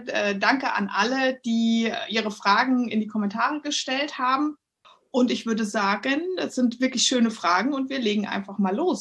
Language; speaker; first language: German; native; German